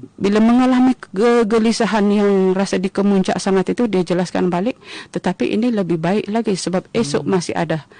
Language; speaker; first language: Malay; non-native, local second language; Central Dusun